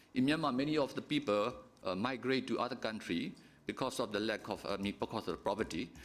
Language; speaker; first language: English; non-native, fluent; Burmese